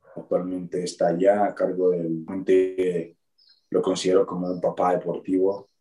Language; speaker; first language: Spanish; native; Spanish